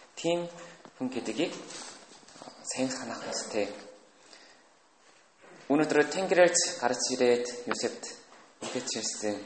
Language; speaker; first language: Mongolian; non-native, fluent; Korean